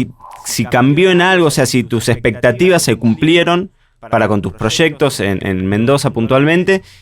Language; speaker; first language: Spanish; native; Spanish